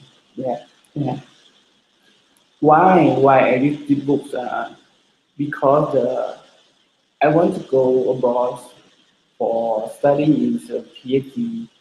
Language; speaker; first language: English; non-native, learner; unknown